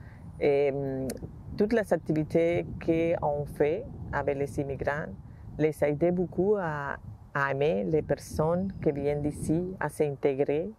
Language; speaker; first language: French; non-native, learner; Spanish